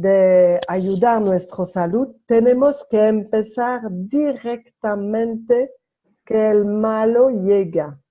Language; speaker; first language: Spanish; non-native, learner; French